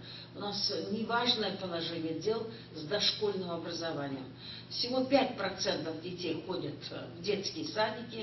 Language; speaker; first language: Russian; non-native, local second language; Kyrgyz